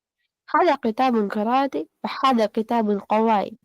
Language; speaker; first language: Arabic; non-native, learner; Hindi